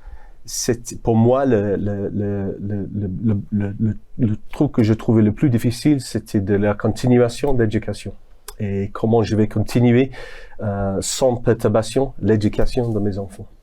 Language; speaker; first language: French; non-native, fluent; English